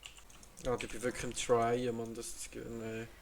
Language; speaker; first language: German; native; German